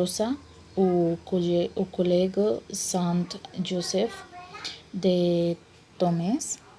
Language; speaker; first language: French; non-native, learner; Spanish